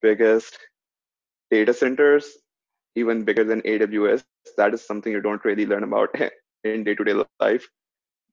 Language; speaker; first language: English; non-native, local second language; Urdu